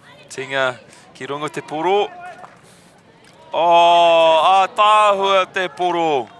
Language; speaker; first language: Māori; non-native, local second language; English